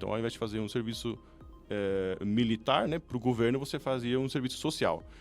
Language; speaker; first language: Portuguese; non-native, fluent; German